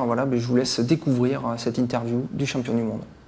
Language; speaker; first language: French; native; French